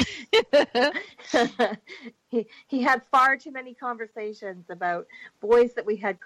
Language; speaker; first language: English; native; English